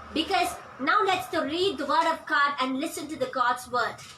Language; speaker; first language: English; non-native, local second language; Tamil